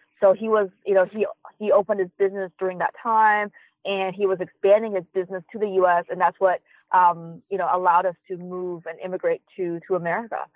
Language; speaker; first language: English; early bilingual, other home language; Chinese